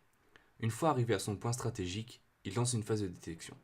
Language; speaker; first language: French; native; French